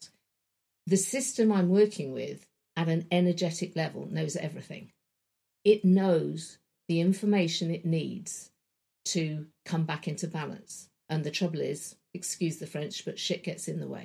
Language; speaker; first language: English; native; English